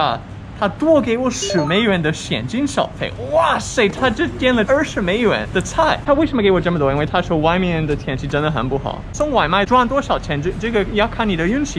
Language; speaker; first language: Chinese; non-native, fluent; English